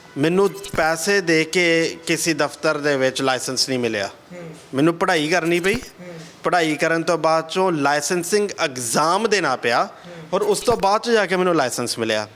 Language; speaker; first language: Punjabi; early bilingual, heritage; Punjabi